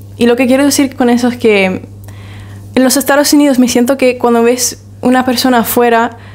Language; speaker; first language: Spanish; non-native, fluent; English